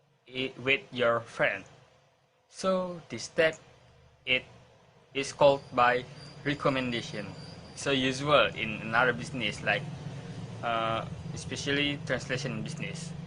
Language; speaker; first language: English; non-native, learner; Indonesian